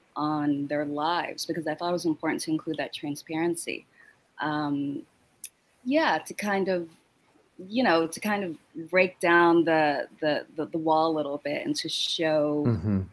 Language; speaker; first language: English; native; English